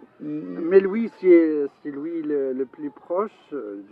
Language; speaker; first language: French; non-native, local second language; Arabic